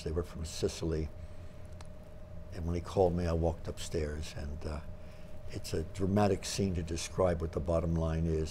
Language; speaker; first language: English; native; English